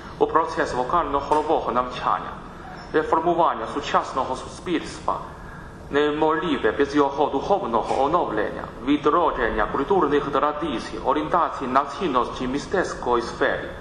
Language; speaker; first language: Ukrainian; non-native, learner; Chinese